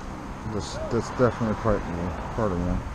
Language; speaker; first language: English; native; English